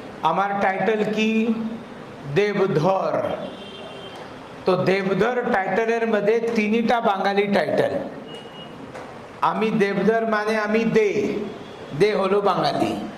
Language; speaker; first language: Bangla; non-native, local second language; Marathi